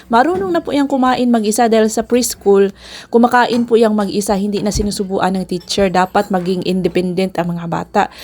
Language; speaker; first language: Filipino; non-native, local second language; Cebuano